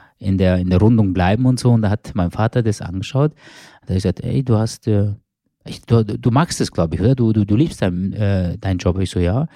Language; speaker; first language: German; early bilingual, other home language; Turkish